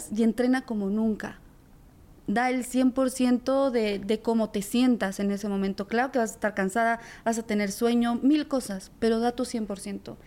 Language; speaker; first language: Spanish; native; Spanish